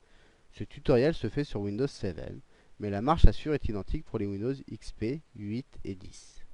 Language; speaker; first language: French; native; French